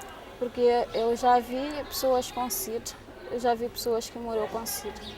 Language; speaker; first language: Portuguese; non-native, local second language; Kabuverdianu